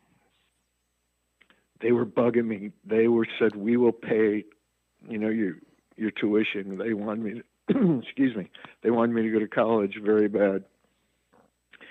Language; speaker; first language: English; native; English